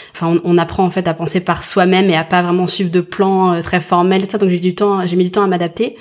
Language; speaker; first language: French; early bilingual, other home language; English